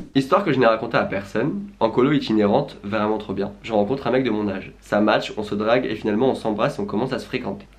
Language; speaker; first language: French; native; French